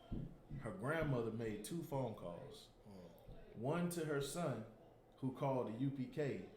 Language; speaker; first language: English; native; English